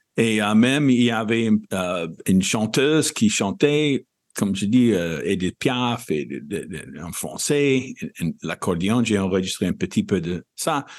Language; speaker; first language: French; non-native, fluent; English